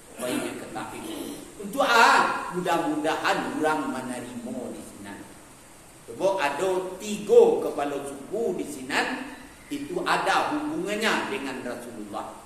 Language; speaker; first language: Malay; non-native, local second language; Minangkabau